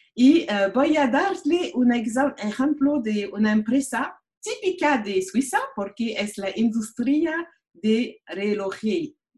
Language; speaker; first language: Spanish; non-native, learner; French